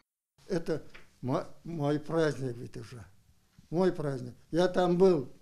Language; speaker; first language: Russian; non-native, local second language; Tatar